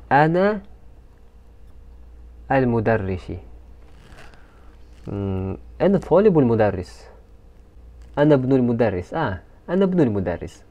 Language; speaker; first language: Arabic; non-native, fluent; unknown